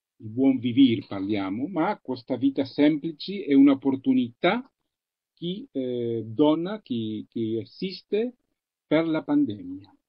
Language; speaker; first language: Italian; non-native, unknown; Spanish